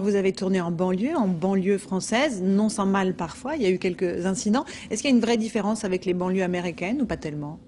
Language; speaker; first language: French; native; French